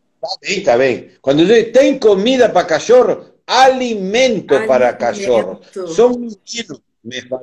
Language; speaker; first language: Portuguese; non-native, learner; Spanish